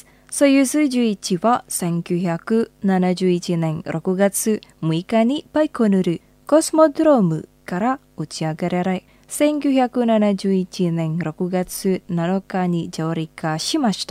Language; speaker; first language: Japanese; non-native, fluent; Indonesian